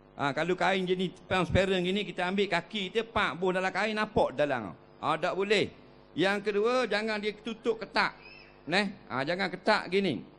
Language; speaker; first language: Malay; native; Malay